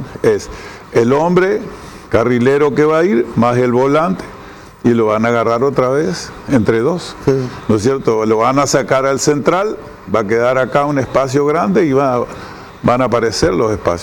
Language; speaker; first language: Spanish; native; Spanish